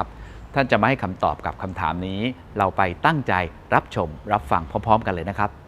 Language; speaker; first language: Thai; native; Thai